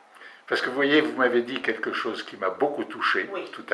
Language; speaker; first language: French; native; French